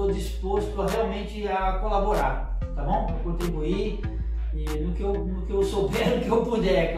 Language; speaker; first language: Portuguese; native; Portuguese